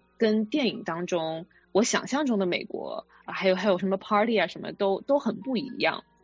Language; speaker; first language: Chinese; native; Chinese